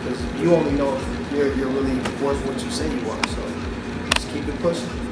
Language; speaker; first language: English; native; English